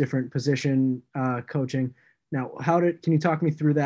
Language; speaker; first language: English; native; English